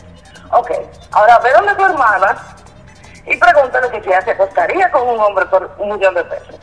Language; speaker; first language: Spanish; native; Spanish